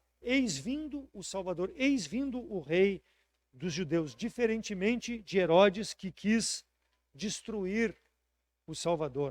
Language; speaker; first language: Portuguese; native; Portuguese